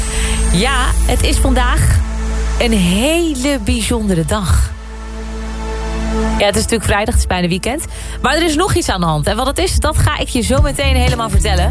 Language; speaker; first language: Dutch; native; Dutch